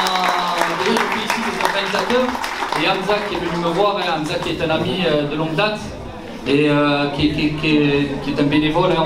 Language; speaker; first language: French; native; French